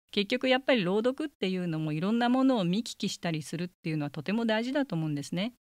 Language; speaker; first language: Japanese; native; Japanese